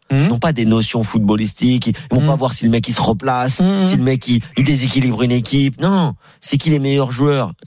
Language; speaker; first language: French; native; French